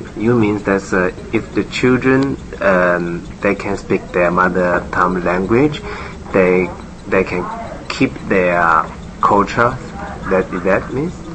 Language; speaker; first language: English; non-native, learner; Japanese